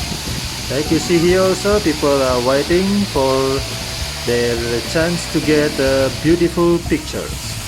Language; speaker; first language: English; non-native, local second language; Indonesian